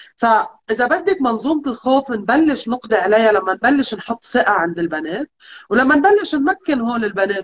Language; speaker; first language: Arabic; native; Arabic